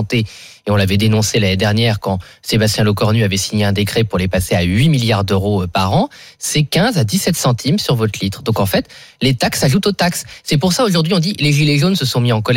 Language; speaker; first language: French; native; French